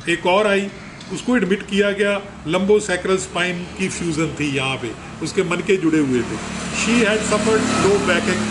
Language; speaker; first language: Hindi; non-native, local second language; Punjabi